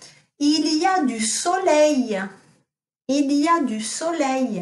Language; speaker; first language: French; non-native, fluent; English